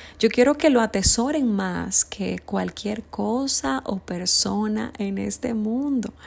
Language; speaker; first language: Spanish; native; Spanish